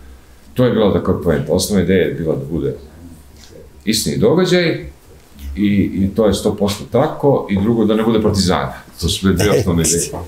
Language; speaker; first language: Croatian; native; Croatian